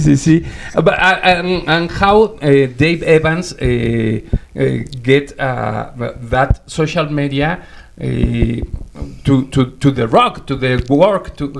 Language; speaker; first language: English; non-native, learner; Spanish